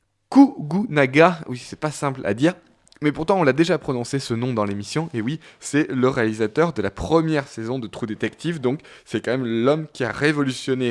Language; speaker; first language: French; native; French